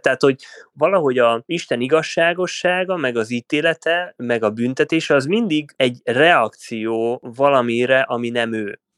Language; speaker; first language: Hungarian; native; Hungarian